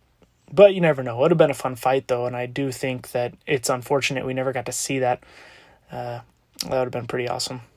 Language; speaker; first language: English; native; English